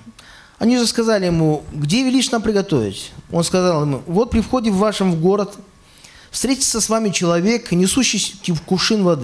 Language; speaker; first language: Russian; native; Russian